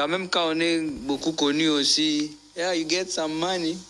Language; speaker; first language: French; non-native, local second language; Swahili